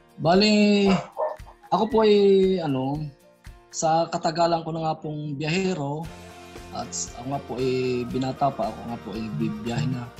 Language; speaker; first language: Filipino; native; Filipino